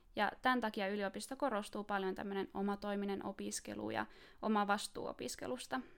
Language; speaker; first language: Finnish; native; Finnish